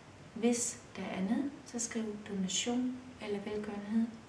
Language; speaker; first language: Danish; early bilingual, other home language; Kurdish